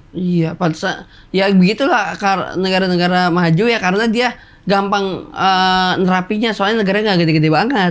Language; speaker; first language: Indonesian; native; Indonesian